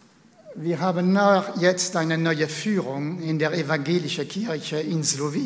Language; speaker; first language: German; non-native, fluent; French